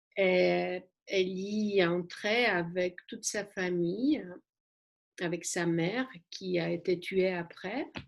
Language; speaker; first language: French; non-native, fluent; Polish